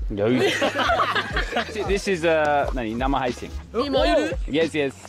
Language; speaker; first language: English; native; English